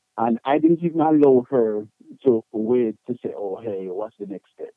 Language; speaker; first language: English; non-native, local second language; Jamaican Creole English